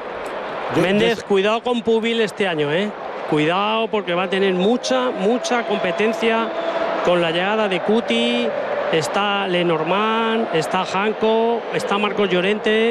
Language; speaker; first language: Spanish; native; Spanish